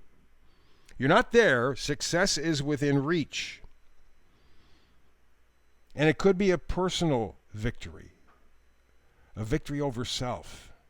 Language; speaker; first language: English; native; English